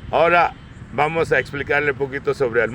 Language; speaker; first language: Spanish; non-native, fluent; Urdu